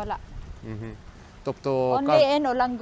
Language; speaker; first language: English; non-native, local second language; Cebuano